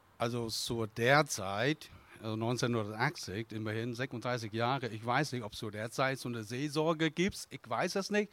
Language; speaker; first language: German; non-native, fluent; Vietnamese